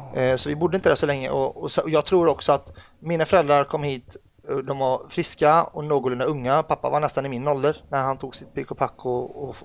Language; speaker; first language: Swedish; early bilingual, other home language; Arabic